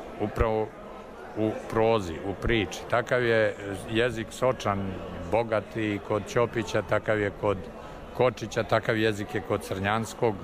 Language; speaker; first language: Serbian; native; Serbian